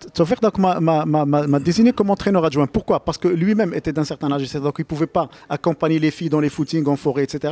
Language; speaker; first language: French; non-native, local second language; Arabic